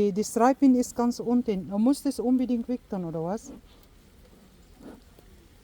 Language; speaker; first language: German; non-native, learner; Filipino